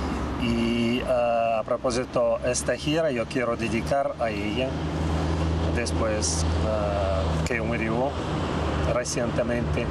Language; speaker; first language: Spanish; non-native, learner; Russian